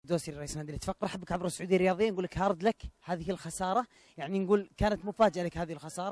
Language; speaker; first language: Arabic; native; Arabic